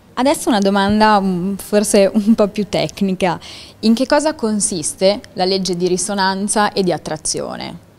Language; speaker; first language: Italian; native; Italian